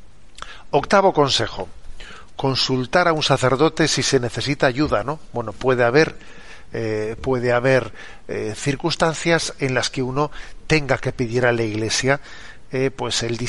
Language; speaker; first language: Spanish; native; Spanish